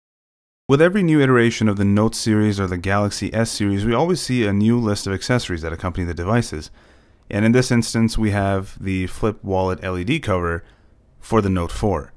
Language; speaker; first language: English; native; English